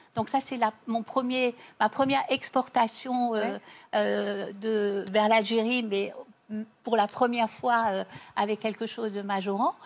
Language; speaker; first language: French; native; French